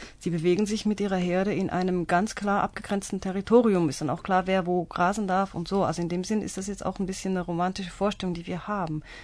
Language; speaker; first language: German; native; German